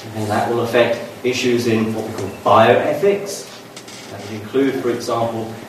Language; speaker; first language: English; native; English